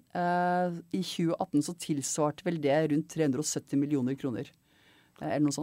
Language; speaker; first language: Norwegian; native; Norwegian